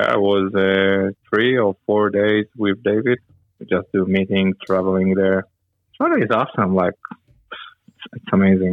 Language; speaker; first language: English; non-native, learner; Hebrew